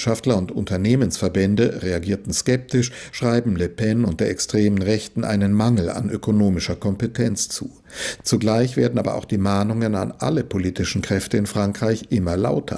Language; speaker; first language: German; native; German